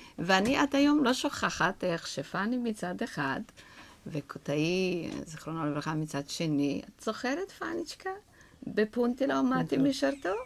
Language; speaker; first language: Hebrew; non-native, fluent; Yiddish